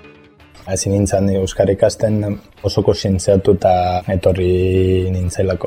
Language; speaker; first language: Basque; non-native, fluent; Italian